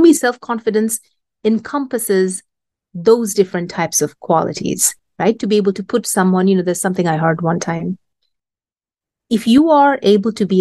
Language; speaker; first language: English; non-native, local second language; Bangla